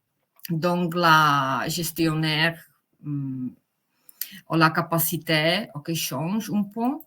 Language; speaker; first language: French; non-native, fluent; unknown